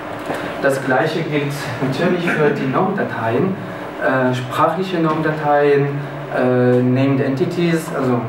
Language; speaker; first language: German; non-native, fluent; French